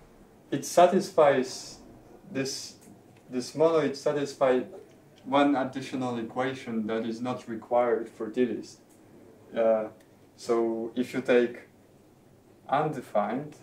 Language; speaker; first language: English; non-native, fluent; Polish